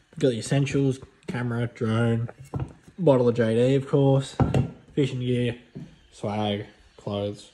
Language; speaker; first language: English; native; English